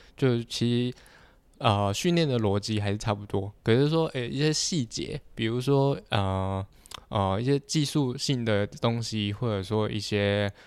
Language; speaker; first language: Chinese; non-native, local second language; Cantonese